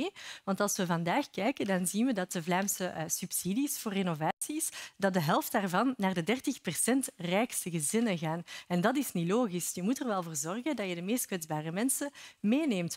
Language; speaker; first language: Dutch; native; Dutch